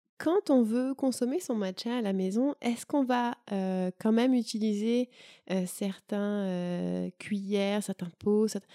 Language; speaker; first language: French; native; French